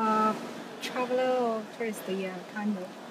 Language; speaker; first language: English; non-native, learner; Chinese